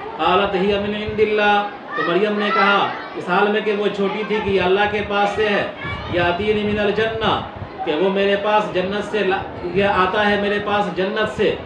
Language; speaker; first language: Urdu; native; Urdu